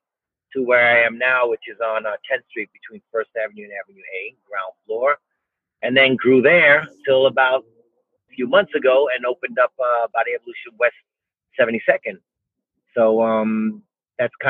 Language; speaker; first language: English; native; English